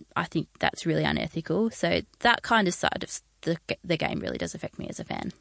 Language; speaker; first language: English; native; English